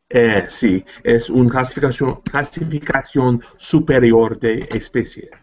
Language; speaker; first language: Spanish; non-native, learner; English